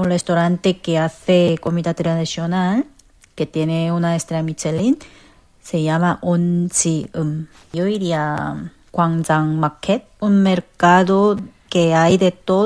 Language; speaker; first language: Spanish; non-native, learner; Korean